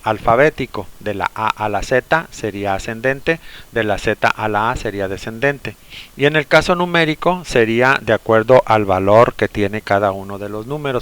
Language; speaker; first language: Spanish; native; Spanish